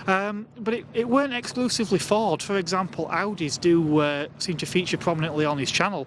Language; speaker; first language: English; native; English